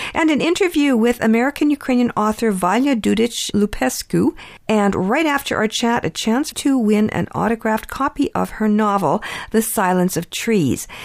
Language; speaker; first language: English; early bilingual, other home language; Ukrainian